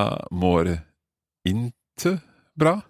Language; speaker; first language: Swedish; non-native, learner; English